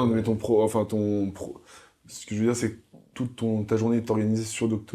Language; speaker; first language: French; native; French